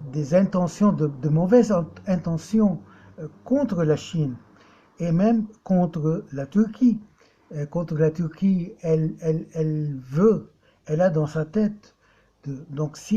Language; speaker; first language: French; non-native, local second language; Arabic